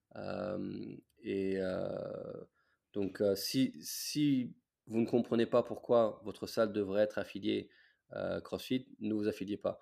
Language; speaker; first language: French; non-native, fluent; English